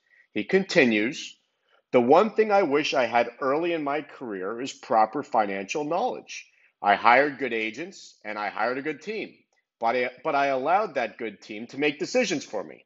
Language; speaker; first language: English; native; English